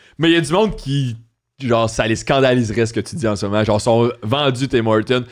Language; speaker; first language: French; native; French